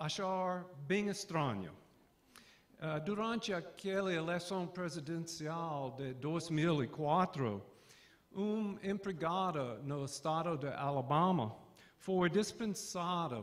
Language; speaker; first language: Portuguese; non-native, fluent; English